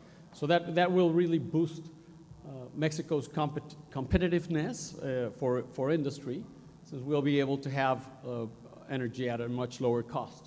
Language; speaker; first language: English; non-native, fluent; Spanish